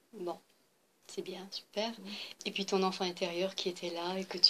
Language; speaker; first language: French; native; French